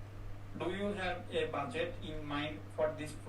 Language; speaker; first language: English; non-native, learner; Bangla